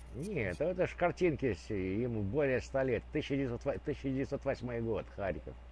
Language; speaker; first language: Russian; native; Russian